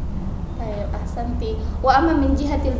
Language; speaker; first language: Arabic; non-native, fluent; Indonesian